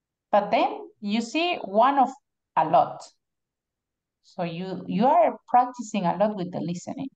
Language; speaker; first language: English; non-native, fluent; Spanish